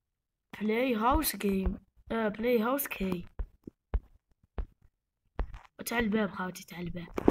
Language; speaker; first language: Arabic; native; Arabic